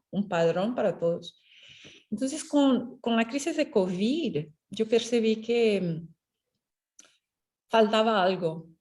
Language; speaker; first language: Spanish; non-native, fluent; Portuguese